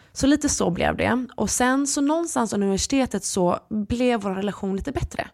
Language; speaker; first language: Swedish; early bilingual, other home language; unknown